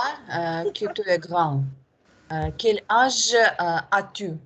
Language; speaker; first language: French; non-native, learner; Russian